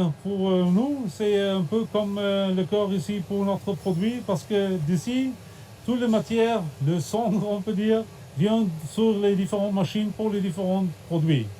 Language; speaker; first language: French; non-native, fluent; German